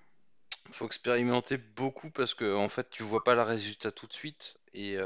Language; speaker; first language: French; native; French